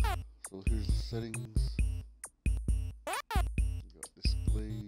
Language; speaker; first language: English; native; English